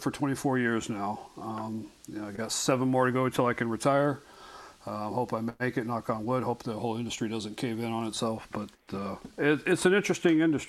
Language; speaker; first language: English; native; English